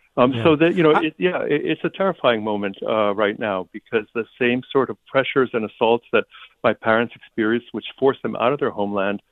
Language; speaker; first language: English; early bilingual, other home language; Ukrainian